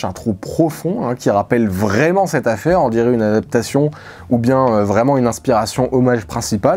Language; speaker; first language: French; native; French